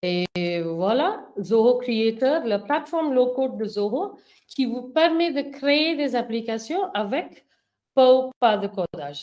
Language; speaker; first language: French; non-native, fluent; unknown